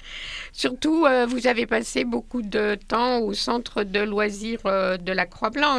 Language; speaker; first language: French; native; French